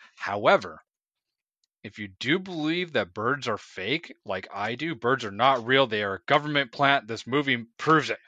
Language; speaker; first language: English; native; English